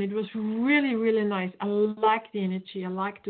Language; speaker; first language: English; non-native, fluent; German